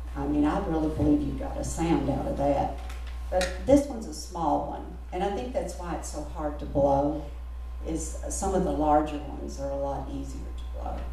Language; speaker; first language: English; native; English